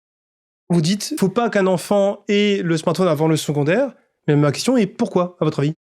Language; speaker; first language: French; native; French